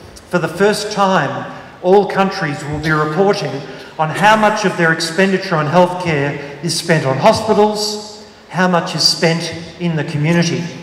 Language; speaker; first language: English; native; English